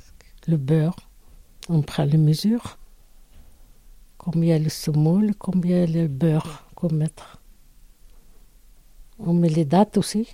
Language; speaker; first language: French; non-native, learner; Arabic